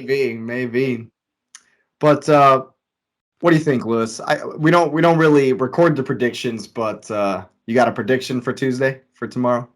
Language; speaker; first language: English; native; English